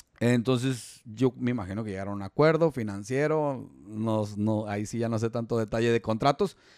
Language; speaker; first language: Spanish; native; Spanish